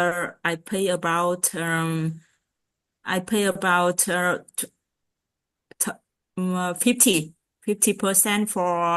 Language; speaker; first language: English; non-native, learner; Vietnamese